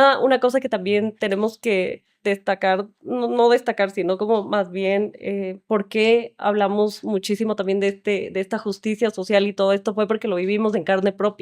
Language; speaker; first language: Spanish; native; Spanish